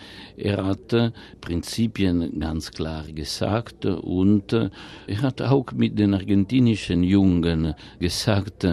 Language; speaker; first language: German; non-native, fluent; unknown